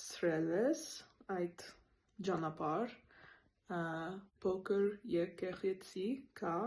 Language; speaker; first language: Armenian; non-native, learner; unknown